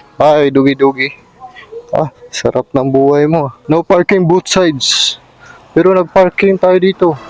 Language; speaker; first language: Filipino; non-native, local second language; Cebuano